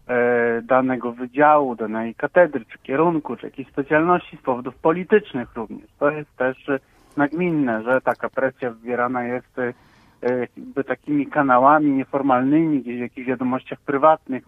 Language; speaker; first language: Polish; native; Polish